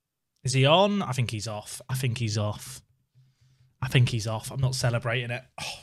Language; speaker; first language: English; native; English